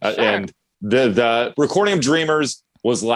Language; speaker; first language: English; native; English